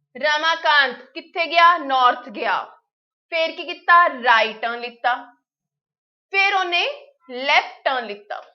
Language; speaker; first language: Hindi; non-native, local second language; Punjabi